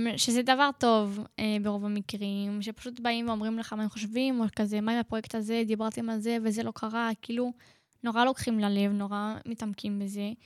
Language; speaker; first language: Hebrew; native; Hebrew